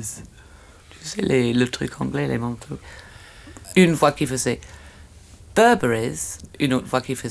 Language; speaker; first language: French; native; French